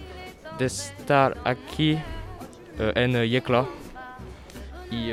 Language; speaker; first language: Spanish; non-native, learner; French